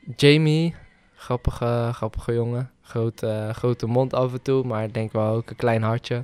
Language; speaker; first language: Dutch; native; Dutch